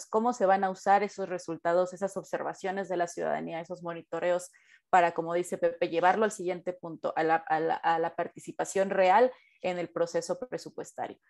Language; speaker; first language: Spanish; native; Spanish